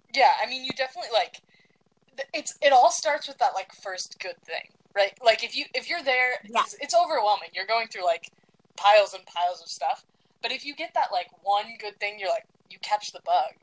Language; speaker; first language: English; early bilingual, other home language; Greek